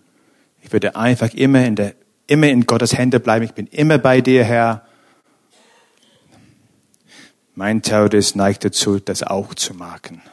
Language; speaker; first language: German; non-native, fluent; English